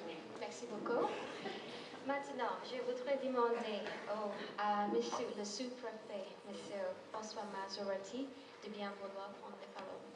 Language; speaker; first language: French; non-native, fluent; Nepali